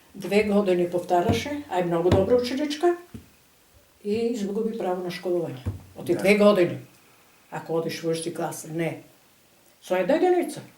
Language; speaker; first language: Macedonian; native; Macedonian